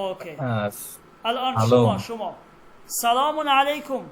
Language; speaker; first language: Persian; non-native, fluent; Bangla